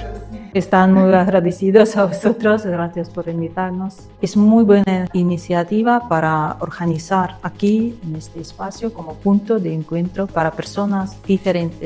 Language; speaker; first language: Spanish; non-native, learner; Russian